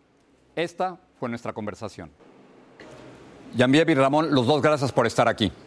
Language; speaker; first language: Spanish; native; Spanish